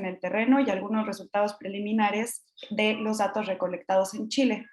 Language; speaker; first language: Spanish; native; Spanish